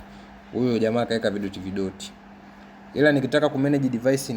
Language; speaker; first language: Swahili; native; Swahili